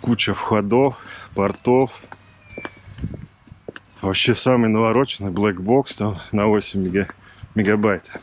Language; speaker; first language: Russian; native; Russian